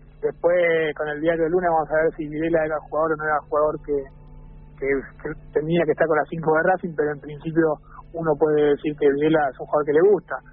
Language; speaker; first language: Spanish; native; Spanish